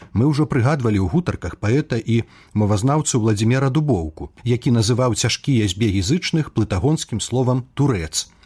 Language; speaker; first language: Belarusian; native; Belarusian